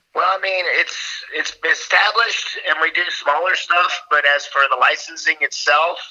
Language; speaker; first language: English; native; English